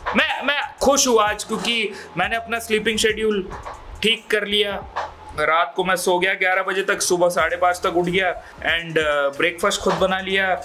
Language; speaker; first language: Hindi; non-native, local second language; Malayalam